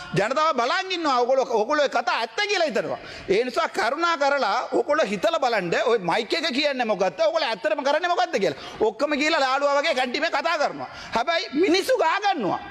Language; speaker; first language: Sinhala; non-native, local second language; Tamil